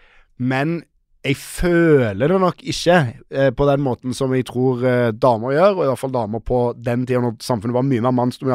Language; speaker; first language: Norwegian; native; Norwegian